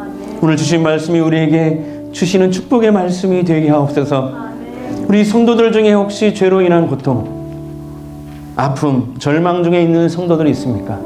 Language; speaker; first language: Korean; native; Korean